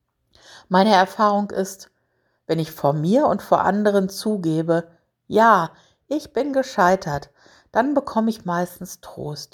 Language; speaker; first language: German; native; German